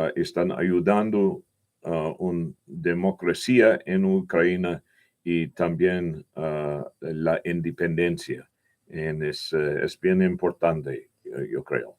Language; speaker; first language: Spanish; non-native, learner; English